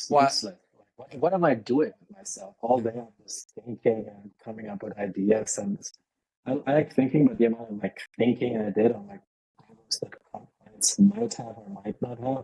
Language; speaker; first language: English; non-native, fluent; Lithuanian